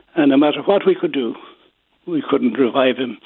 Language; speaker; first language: English; native; English